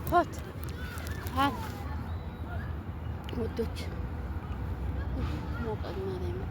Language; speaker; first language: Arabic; non-native, learner; Amharic